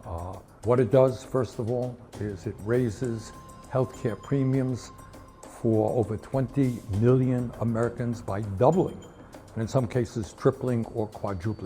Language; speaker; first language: English; native; English